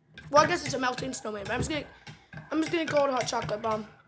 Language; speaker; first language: English; native; English